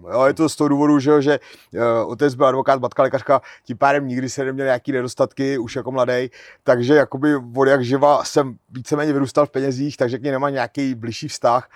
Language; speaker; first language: Czech; native; Czech